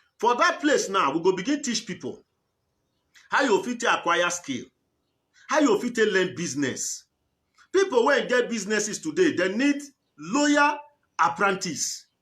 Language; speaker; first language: Nigerian Pidgin; native; Nigerian Pidgin